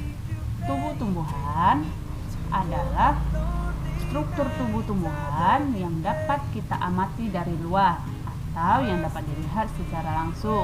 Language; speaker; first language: Indonesian; native; Indonesian